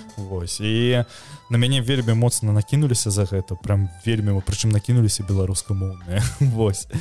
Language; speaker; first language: Belarusian; non-native, local second language; Russian